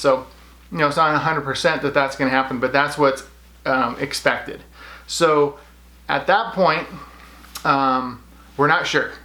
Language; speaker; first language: English; native; English